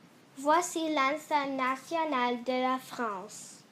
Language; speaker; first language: French; non-native, learner; English